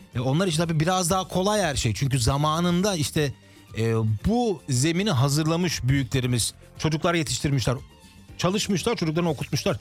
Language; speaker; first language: Turkish; early bilingual, heritage; Turkish